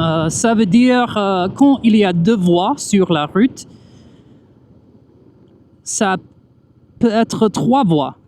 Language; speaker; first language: French; non-native, fluent; English